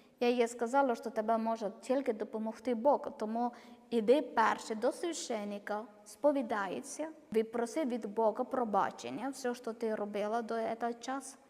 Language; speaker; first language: Ukrainian; non-native, learner; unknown